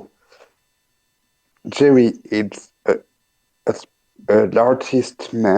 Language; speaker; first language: English; non-native, learner; French